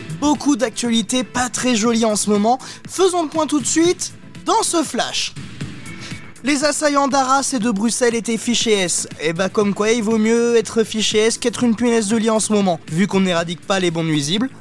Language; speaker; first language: French; native; French